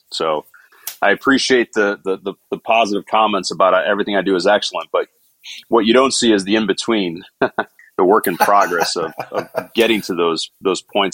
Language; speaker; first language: English; native; English